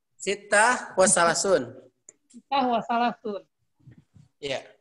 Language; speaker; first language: Arabic; non-native, fluent; Indonesian